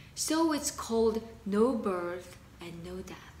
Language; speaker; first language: English; non-native, fluent; Korean